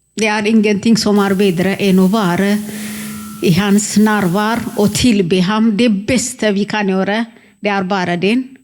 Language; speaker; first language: Norwegian; non-native, fluent; Amharic